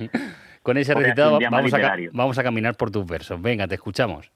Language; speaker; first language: Spanish; native; Spanish